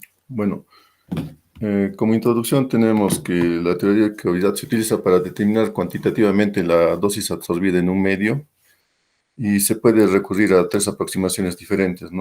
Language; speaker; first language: Spanish; native; Spanish